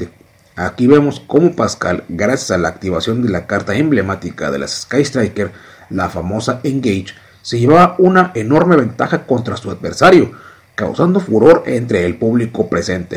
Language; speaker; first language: Spanish; native; Spanish